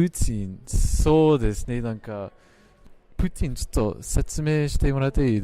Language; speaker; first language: Japanese; non-native, fluent; English